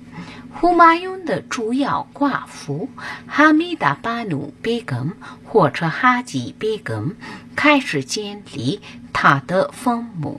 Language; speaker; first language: Chinese; non-native, fluent; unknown